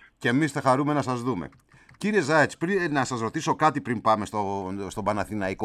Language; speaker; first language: Greek; native; Greek